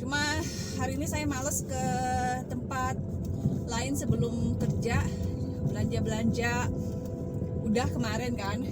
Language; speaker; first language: Indonesian; native; Indonesian